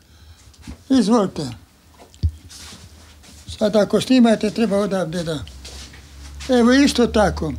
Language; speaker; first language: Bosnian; non-native, local second language; Hungarian